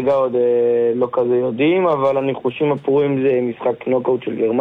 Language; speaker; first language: Hebrew; native; Hebrew